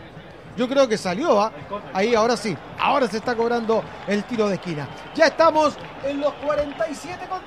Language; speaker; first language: Spanish; native; Spanish